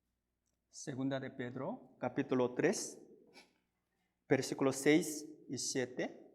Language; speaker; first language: Spanish; non-native, fluent; Korean